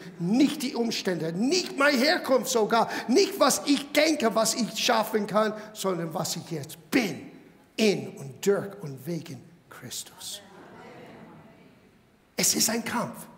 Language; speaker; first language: German; non-native, fluent; English